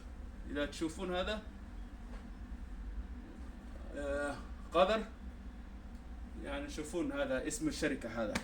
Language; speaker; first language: Arabic; non-native, local second language; Somali